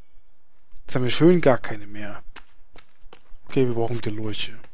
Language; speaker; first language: German; native; German